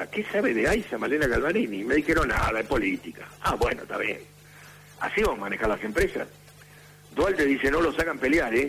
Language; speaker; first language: Spanish; native; Spanish